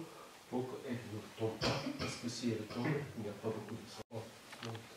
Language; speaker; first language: French; non-native, learner; Japanese